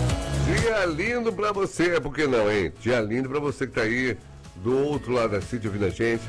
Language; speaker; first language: Portuguese; native; Portuguese